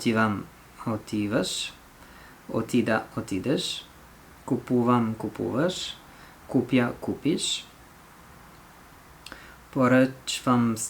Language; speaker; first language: Bulgarian; non-native, learner; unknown